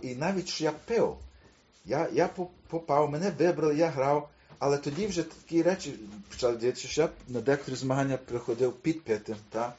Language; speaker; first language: Ukrainian; early bilingual, heritage; Ukrainian